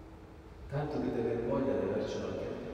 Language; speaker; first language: Italian; native; Italian